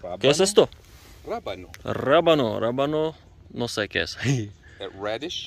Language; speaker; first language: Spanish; non-native, learner; Czech